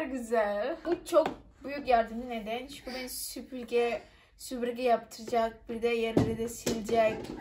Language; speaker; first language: Turkish; non-native, learner; Indonesian